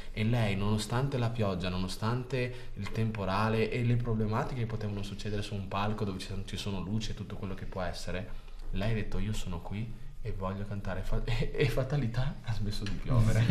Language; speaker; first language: Italian; early bilingual, other home language; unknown